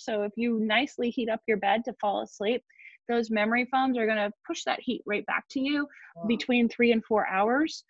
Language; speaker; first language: English; native; English